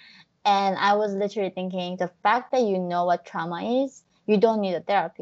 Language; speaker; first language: English; non-native, fluent; Korean